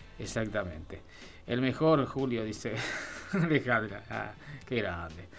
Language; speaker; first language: Spanish; native; Spanish